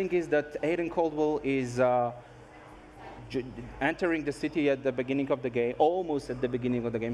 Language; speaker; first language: English; non-native, fluent; Polish